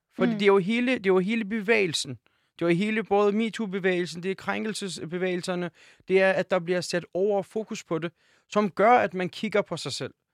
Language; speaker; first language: Danish; early bilingual, other home language; Turkish